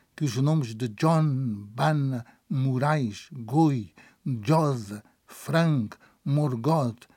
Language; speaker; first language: Portuguese; non-native, local second language; Kabuverdianu